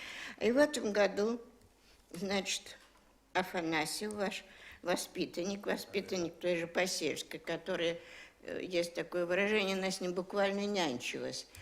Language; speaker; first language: Russian; native; Russian